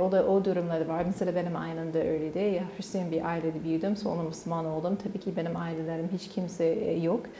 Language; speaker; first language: Turkish; non-native, learner; English